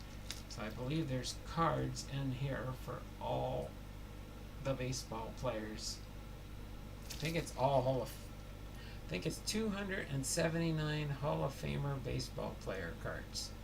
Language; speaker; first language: English; native; English